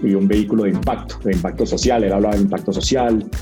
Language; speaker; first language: Spanish; native; Spanish